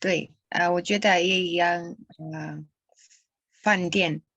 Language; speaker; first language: Chinese; non-native, learner; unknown